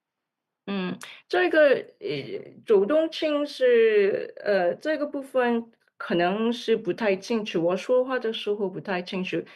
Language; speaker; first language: Chinese; non-native, learner; English